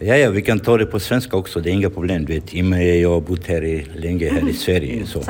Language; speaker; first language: Swedish; non-native, fluent; Romany